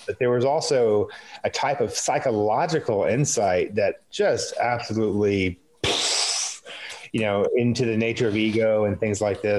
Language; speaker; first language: English; native; English